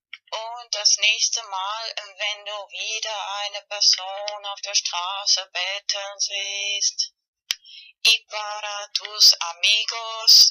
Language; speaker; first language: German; non-native, fluent; Spanish